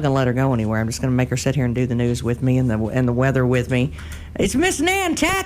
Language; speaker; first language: English; native; English